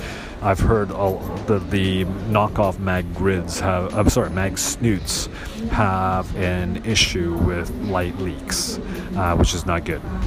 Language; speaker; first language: English; non-native, local second language; Cantonese